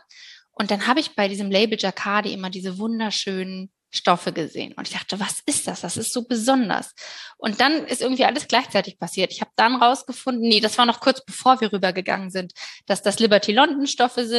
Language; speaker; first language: German; native; German